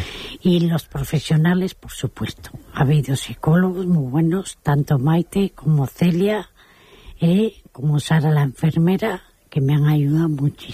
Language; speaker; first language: Spanish; native; Spanish